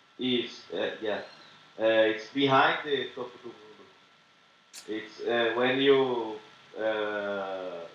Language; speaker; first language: English; non-native, learner; Portuguese